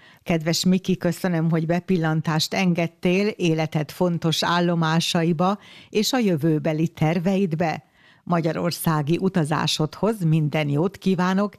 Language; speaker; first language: Hungarian; native; Hungarian